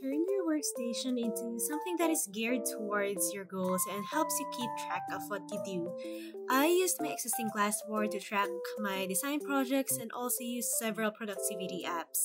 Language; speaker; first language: English; non-native, local second language; Filipino